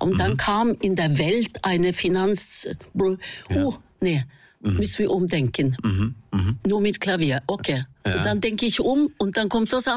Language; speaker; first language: German; non-native, fluent; Norwegian